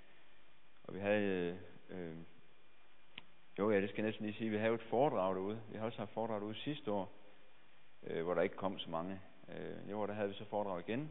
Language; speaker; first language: Danish; native; Danish